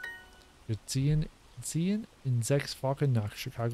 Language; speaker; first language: German; non-native, learner; English